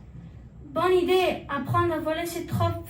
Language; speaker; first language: French; non-native, learner; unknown